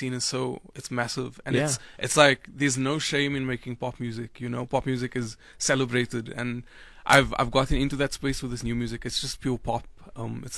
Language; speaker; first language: English; native; English